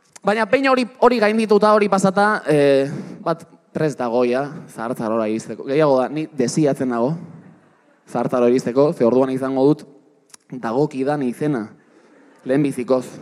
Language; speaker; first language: Basque; native; Basque